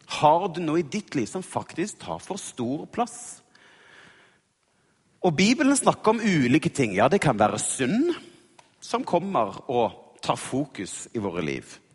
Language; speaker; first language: Norwegian; native; Norwegian